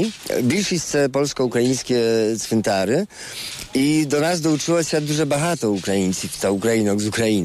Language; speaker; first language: Ukrainian; non-native, fluent; Polish